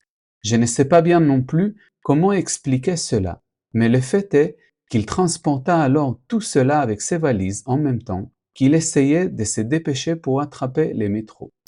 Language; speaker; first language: French; non-native, fluent; Spanish